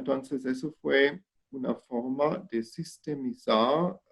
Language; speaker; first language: Spanish; non-native, fluent; German